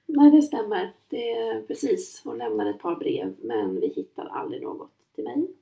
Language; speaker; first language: Swedish; native; Swedish